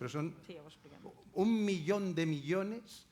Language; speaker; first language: Spanish; non-native, local second language; Catalan